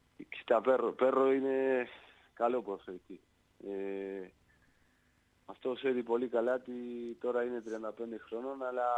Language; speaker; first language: Greek; non-native, learner; Spanish